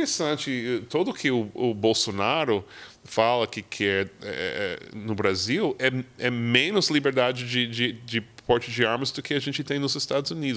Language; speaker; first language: Portuguese; non-native, fluent; English